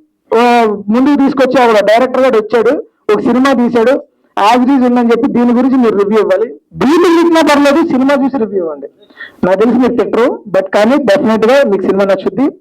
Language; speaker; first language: Telugu; native; Telugu